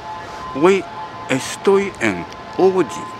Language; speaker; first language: Spanish; non-native, learner; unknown